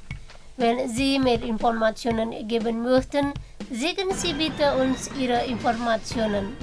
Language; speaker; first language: German; non-native, fluent; Indonesian